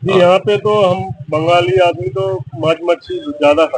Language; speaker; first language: Hindi; non-native, local second language; Bangla